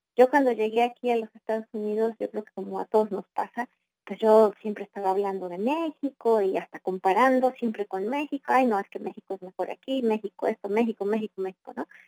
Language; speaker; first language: Spanish; native; Spanish